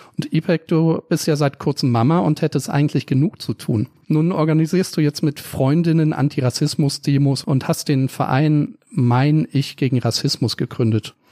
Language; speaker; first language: German; native; German